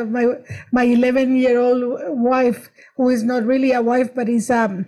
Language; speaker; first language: English; non-native, fluent; Spanish